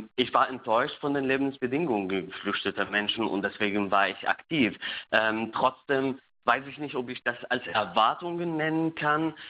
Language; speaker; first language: German; non-native, fluent; Arabic